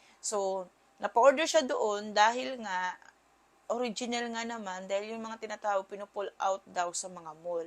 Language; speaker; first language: Filipino; native; Filipino